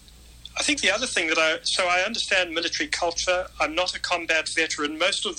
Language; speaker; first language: English; native; English